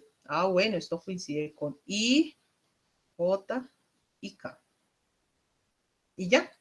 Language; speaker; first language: Spanish; native; Spanish